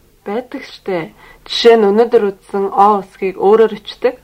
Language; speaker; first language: Mongolian; native; Mongolian